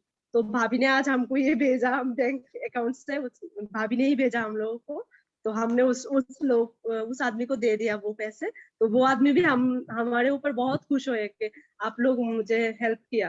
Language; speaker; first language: Hindi; native; Hindi